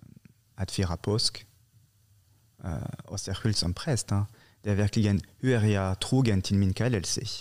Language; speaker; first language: Swedish; non-native, fluent; French